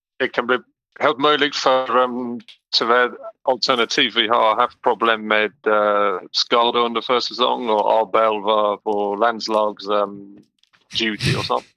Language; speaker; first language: Swedish; non-native, learner; English